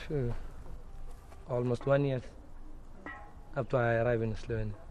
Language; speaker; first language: English; non-native, learner; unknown